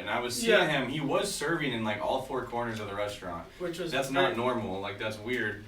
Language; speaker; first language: English; native; English